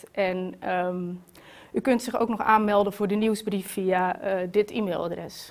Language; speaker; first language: Dutch; native; Dutch